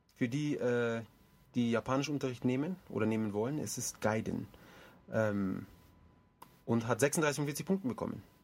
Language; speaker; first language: German; early bilingual, other home language; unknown